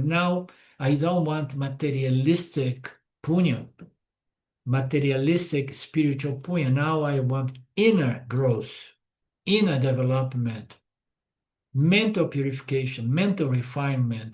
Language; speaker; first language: English; non-native, fluent; Portuguese